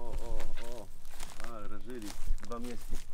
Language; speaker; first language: Russian; non-native, learner; Polish